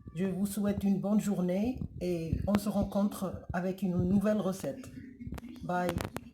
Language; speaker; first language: French; non-native, local second language; Arabic